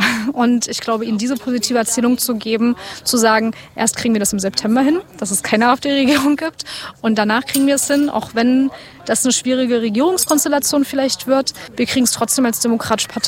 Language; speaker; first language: German; native; German